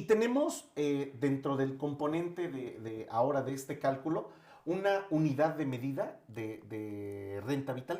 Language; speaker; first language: Spanish; native; Spanish